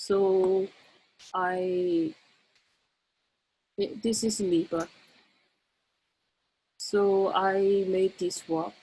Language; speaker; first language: English; non-native, learner; Korean